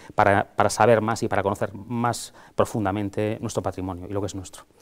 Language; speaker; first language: Spanish; native; Spanish